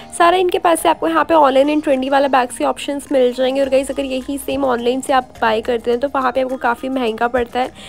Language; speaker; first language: Hindi; native; Hindi